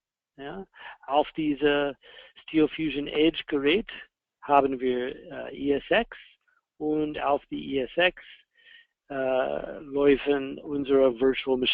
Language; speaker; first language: German; non-native, fluent; English